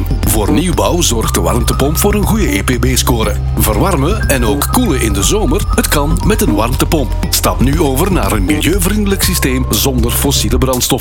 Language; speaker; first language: Dutch; native; Dutch